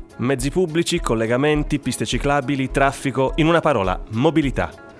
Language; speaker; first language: Italian; native; Italian